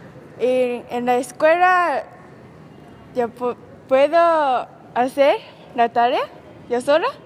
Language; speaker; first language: Spanish; non-native, learner; Japanese